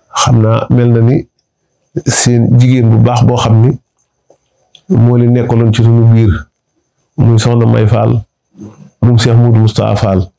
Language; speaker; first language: Wolof; native; Wolof